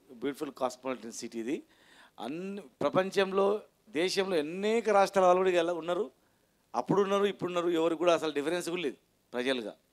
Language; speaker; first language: Telugu; native; Telugu